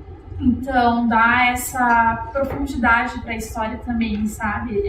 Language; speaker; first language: Portuguese; native; Portuguese